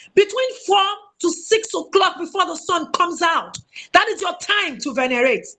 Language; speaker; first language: English; non-native, local second language; Yoruba